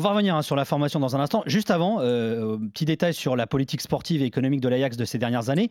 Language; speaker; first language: French; native; French